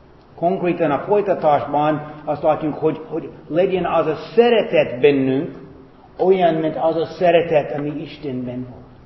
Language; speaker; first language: Hungarian; non-native, fluent; English